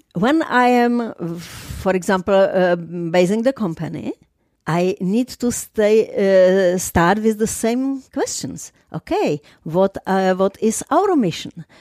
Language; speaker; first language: English; non-native, fluent; Czech